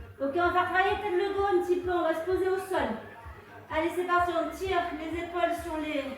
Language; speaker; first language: French; native; French